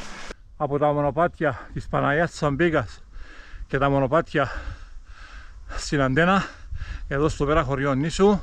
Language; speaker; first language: Greek; native; Greek